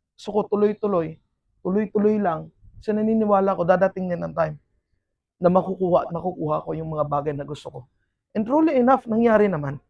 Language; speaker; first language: Filipino; non-native, local second language; Iloko